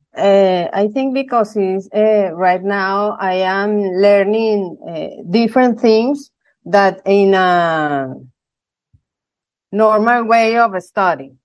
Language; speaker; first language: English; non-native, learner; Spanish